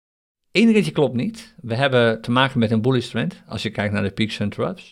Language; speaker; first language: Dutch; native; Dutch